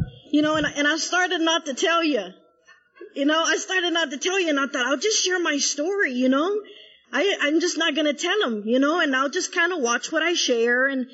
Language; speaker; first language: English; early bilingual, other home language; Spanish